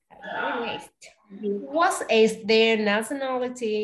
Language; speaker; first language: English; non-native, fluent; Vietnamese